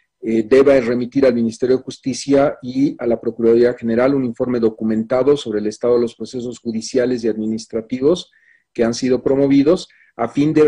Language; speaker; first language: Spanish; native; Spanish